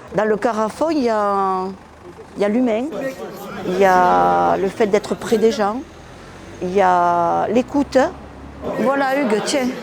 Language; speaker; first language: French; early bilingual, other home language; Spanish